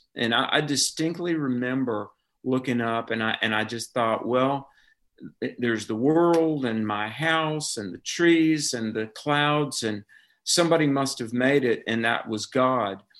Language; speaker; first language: English; native; English